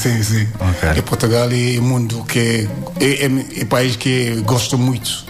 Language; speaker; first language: Portuguese; non-native, learner; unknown